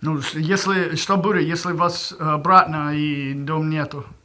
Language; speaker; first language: Russian; non-native, learner; English